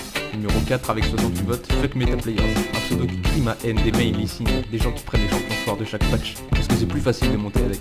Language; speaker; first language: French; native; French